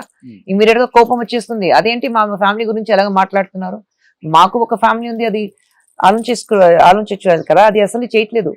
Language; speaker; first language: Telugu; non-native, fluent; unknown